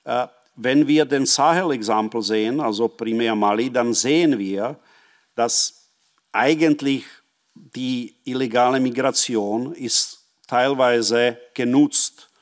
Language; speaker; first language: German; non-native, fluent; Czech